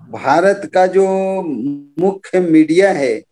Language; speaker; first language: Hindi; native; Hindi